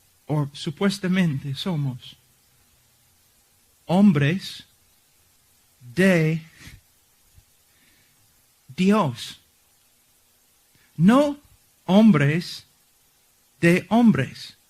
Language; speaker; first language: Spanish; non-native, fluent; English